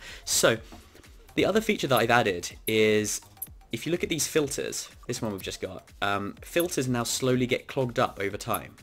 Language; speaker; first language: English; native; English